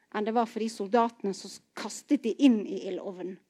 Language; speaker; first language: Norwegian; native; Norwegian